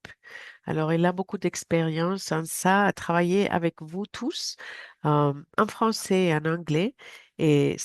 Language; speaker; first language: French; non-native, fluent; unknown